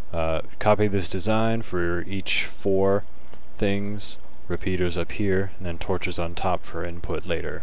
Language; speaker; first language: English; native; English